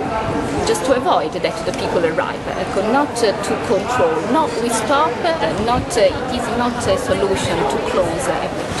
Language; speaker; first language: English; non-native, fluent; Italian